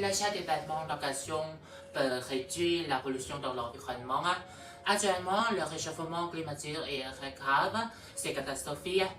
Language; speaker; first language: French; non-native, learner; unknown